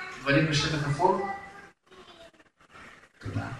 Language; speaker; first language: Hebrew; non-native, fluent; Russian